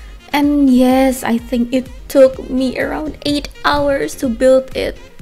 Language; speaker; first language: English; non-native, fluent; Indonesian